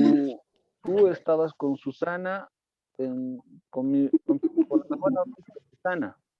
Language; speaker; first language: Spanish; native; Spanish